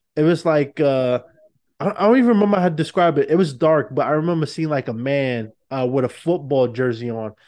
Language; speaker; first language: English; native; English